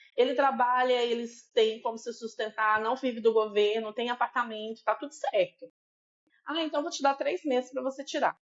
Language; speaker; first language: Portuguese; native; Portuguese